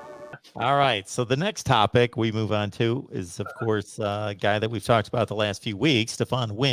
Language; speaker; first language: English; native; English